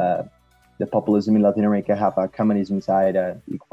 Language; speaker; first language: English; non-native, learner; Spanish